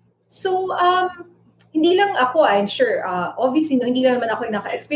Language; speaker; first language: English; non-native, local second language; Iloko